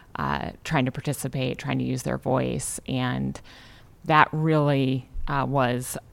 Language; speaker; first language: English; native; English